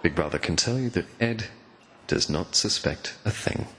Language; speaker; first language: English; native; English